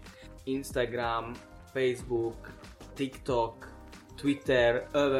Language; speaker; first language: Swedish; early bilingual, other home language; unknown